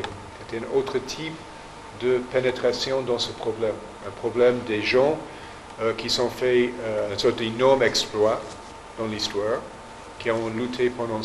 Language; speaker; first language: French; non-native, fluent; English